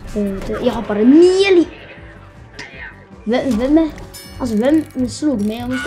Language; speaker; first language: Swedish; non-native, learner; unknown